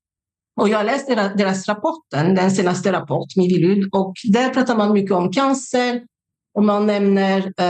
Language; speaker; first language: Swedish; non-native, fluent; French